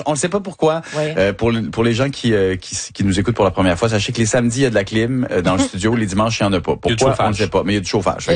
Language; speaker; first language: French; native; French